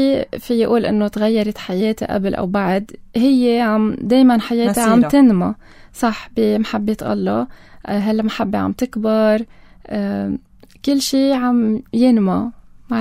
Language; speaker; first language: Arabic; native; Arabic